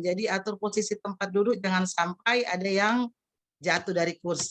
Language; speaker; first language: Indonesian; native; Indonesian